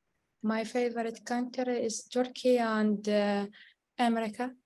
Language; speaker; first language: English; non-native, learner; Arabic